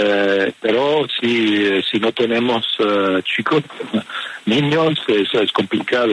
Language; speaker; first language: Spanish; non-native, fluent; Italian